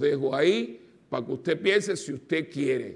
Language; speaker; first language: Spanish; native; Spanish